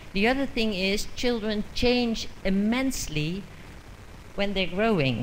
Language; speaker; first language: English; non-native, fluent; Dutch